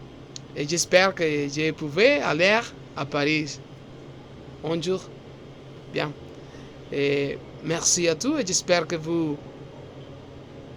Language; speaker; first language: French; non-native, learner; Spanish